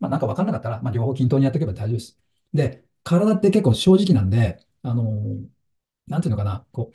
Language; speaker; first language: Japanese; native; Japanese